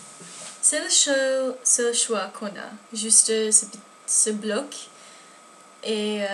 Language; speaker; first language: French; non-native, learner; English